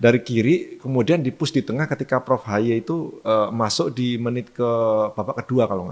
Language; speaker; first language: Indonesian; native; Indonesian